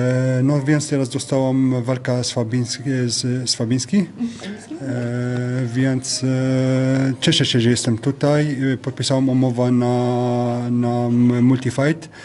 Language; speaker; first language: Polish; non-native, fluent; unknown